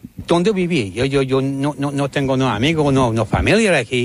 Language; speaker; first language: Spanish; non-native, learner; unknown